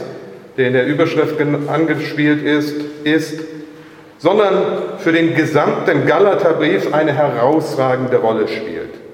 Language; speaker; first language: German; native; German